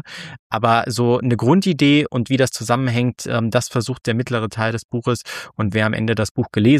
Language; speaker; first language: German; native; German